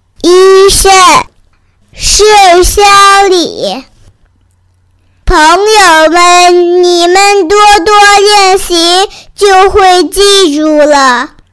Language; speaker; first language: Chinese; early bilingual, heritage; Chinese